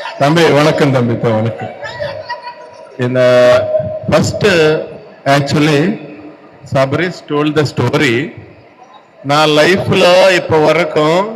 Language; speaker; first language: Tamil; non-native, learner; Telugu